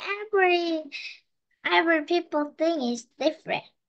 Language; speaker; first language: English; non-native, learner; Korean